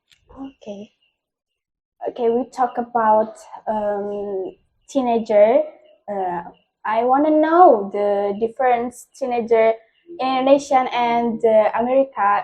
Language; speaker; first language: English; non-native, local second language; Indonesian